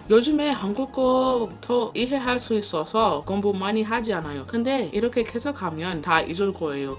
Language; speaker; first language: Korean; non-native, learner; English